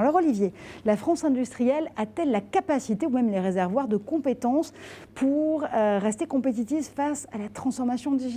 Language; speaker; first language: French; native; French